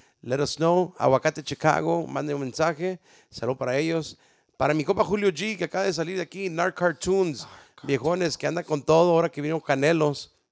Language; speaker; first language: Spanish; early bilingual, heritage; Spanish